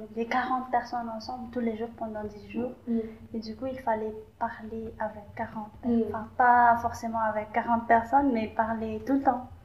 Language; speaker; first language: French; non-native, local second language; Malagasy